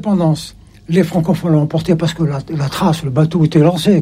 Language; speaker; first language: French; non-native, local second language; Arabic